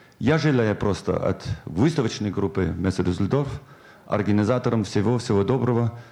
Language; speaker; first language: Russian; non-native, fluent; German